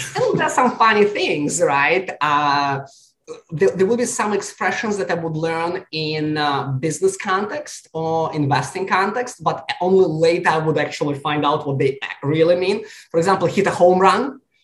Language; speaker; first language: English; non-native, fluent; Russian